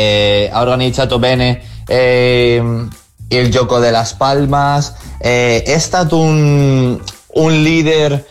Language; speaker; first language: Italian; non-native, fluent; Spanish